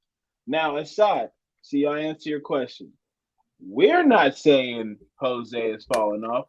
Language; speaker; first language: English; native; English